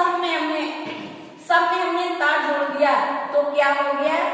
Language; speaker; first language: Hindi; native; Hindi